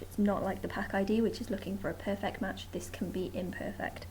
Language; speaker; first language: English; native; English